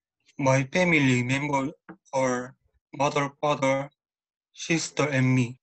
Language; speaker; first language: English; non-native, learner; Korean